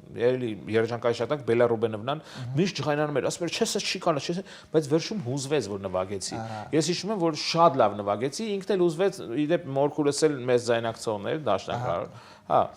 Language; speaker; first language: Armenian; native; Armenian